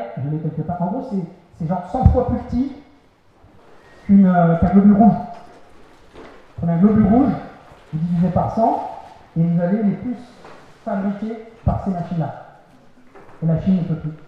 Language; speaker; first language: French; native; French